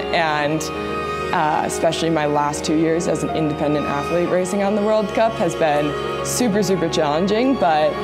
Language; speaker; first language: English; native; English